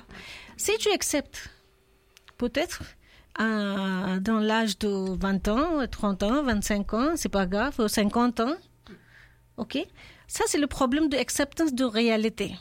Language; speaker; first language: French; non-native, learner; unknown